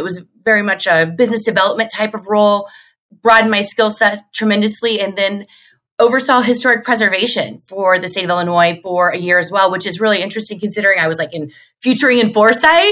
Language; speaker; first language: English; native; English